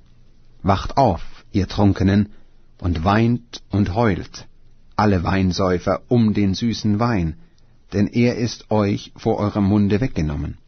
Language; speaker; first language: German; native; German